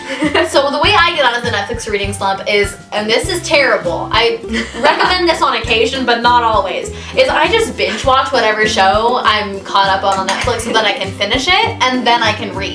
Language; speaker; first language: English; native; English